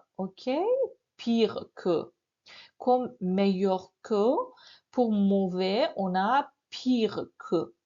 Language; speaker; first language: French; non-native, fluent; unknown